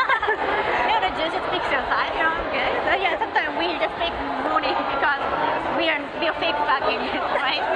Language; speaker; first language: English; non-native, learner; Japanese